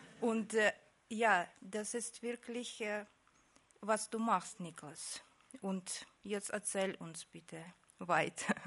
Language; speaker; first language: German; non-native, fluent; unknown